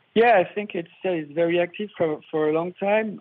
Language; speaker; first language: English; non-native, fluent; French